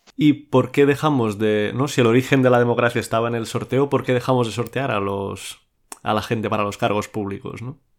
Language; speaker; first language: Spanish; non-native, local second language; Catalan